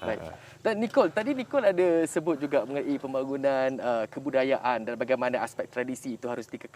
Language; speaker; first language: Malay; native; Malay